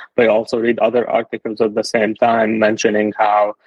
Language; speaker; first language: English; non-native, fluent; Arabic